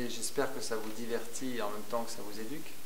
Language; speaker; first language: French; native; French